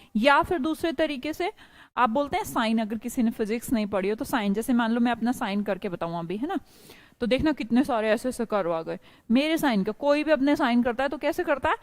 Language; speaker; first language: Hindi; native; Hindi